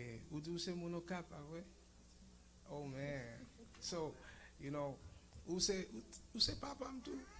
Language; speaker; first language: English; non-native, fluent; Haitian Creole